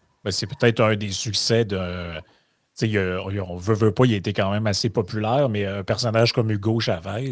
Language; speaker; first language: French; native; French